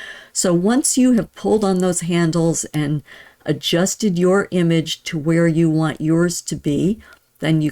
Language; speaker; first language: English; native; English